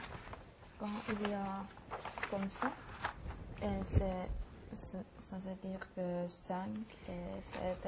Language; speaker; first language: French; non-native, learner; Finnish